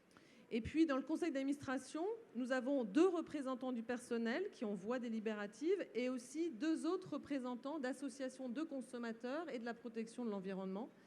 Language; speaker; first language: French; native; French